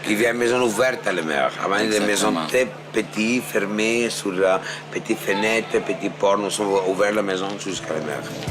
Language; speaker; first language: French; non-native, fluent; Spanish